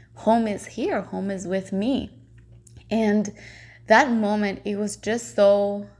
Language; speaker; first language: English; non-native, fluent; Spanish